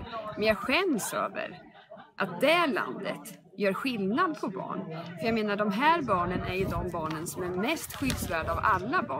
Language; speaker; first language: Swedish; native; Swedish